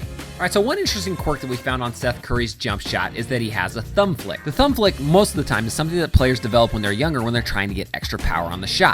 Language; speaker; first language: English; native; English